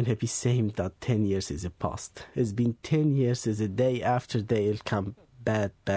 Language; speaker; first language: English; non-native, learner; Arabic